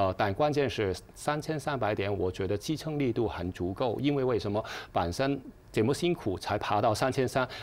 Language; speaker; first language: Chinese; non-native, fluent; Cantonese